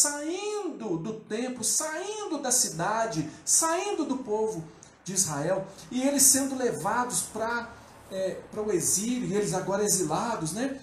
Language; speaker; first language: Portuguese; native; Portuguese